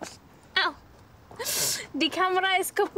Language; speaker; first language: German; non-native, learner; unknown